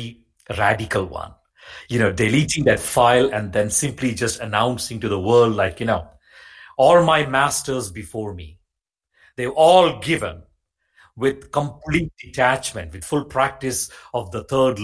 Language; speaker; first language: English; non-native, local second language; Malayalam